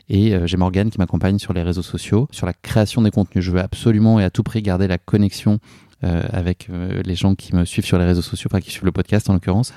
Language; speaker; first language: French; native; French